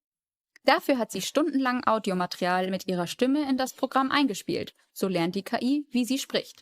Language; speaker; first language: German; native; German